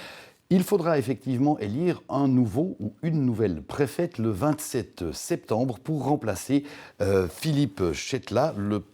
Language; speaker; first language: French; native; French